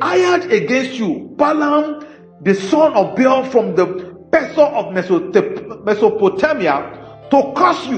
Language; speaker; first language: English; non-native, local second language; Yoruba